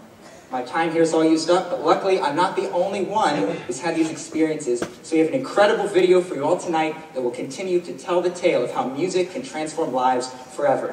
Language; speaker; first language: English; native; English